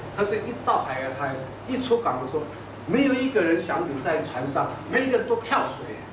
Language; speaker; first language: Chinese; non-native, local second language; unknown